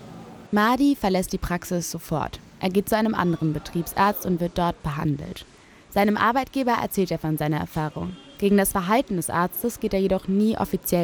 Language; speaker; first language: German; native; German